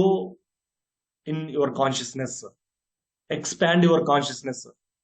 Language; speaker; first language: English; non-native, local second language; Telugu